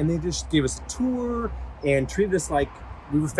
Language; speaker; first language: English; native; English